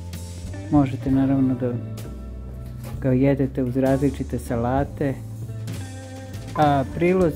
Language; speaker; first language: Serbian; native; Serbian